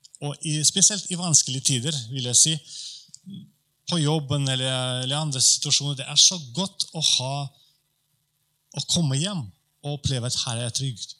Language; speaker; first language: Norwegian; non-native, fluent; Polish